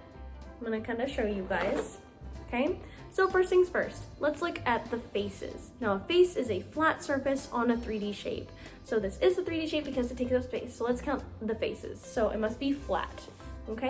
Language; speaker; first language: English; native; English